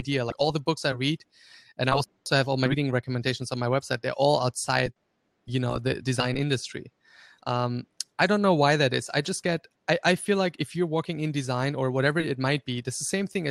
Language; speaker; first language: English; non-native, fluent; German